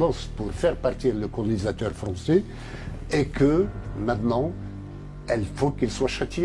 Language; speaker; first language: French; non-native, local second language; Kabyle